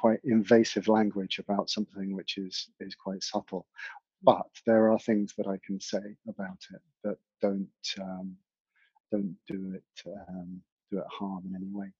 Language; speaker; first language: English; native; English